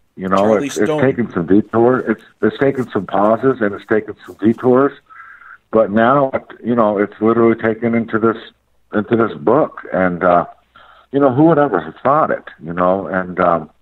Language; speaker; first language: English; native; English